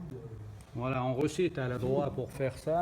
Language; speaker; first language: French; non-native, learner; Chechen